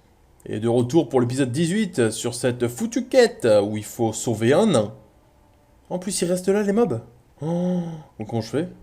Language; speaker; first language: French; native; French